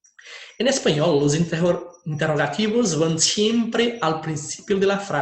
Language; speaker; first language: Spanish; non-native, fluent; Portuguese